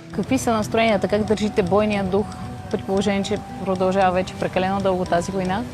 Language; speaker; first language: Bulgarian; native; Bulgarian